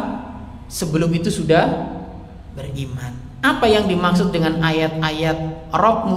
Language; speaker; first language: Indonesian; non-native, local second language; Javanese